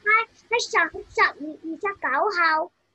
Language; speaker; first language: Cantonese; early bilingual, other home language; Chinese